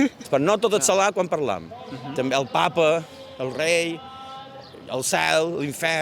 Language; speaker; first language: Catalan; native; Catalan